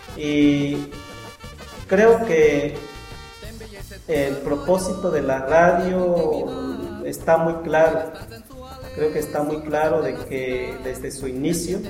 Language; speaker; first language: Spanish; non-native, local second language; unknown